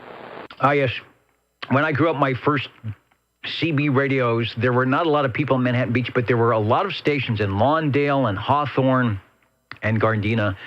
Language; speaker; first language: English; native; English